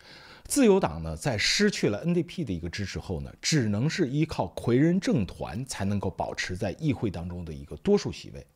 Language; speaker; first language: Chinese; native; Chinese